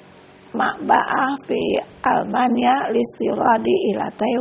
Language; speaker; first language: Arabic; non-native, fluent; Indonesian